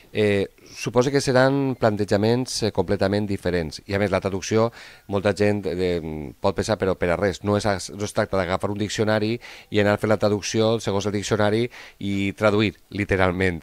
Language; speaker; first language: Catalan; native; Catalan